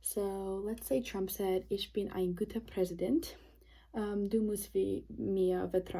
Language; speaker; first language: German; non-native, learner; English